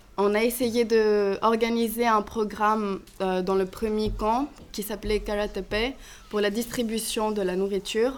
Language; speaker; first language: French; non-native, fluent; Greek